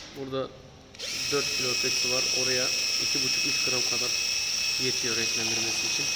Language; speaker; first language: Turkish; native; Turkish